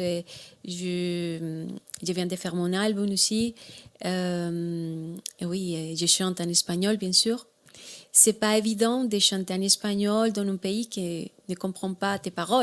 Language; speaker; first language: French; non-native, learner; Spanish